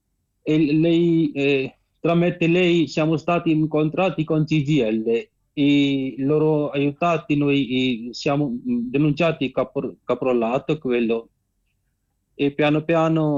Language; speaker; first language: Italian; non-native, learner; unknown